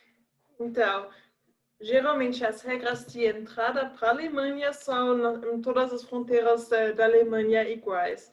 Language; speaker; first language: Portuguese; non-native, fluent; German